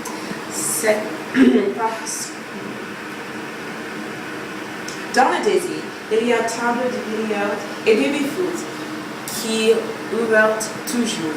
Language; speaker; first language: French; non-native, learner; English